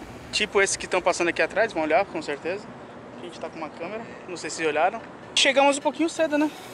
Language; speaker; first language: Portuguese; native; Portuguese